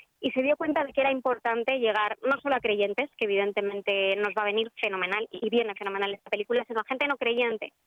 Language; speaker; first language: Spanish; native; Spanish